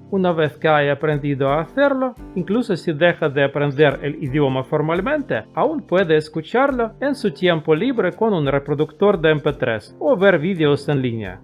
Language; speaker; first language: Spanish; non-native, fluent; Russian